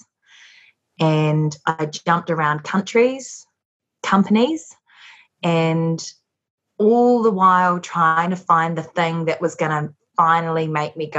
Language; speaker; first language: English; native; English